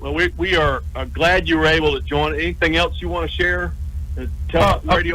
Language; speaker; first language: English; native; English